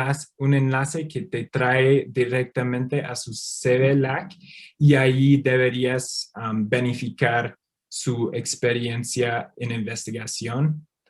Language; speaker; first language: Spanish; non-native, fluent; English